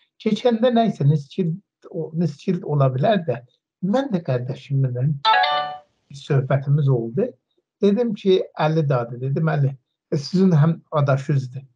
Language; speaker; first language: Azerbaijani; native; Azerbaijani